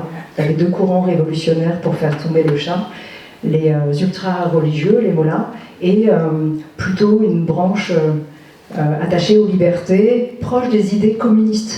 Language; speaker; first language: French; native; French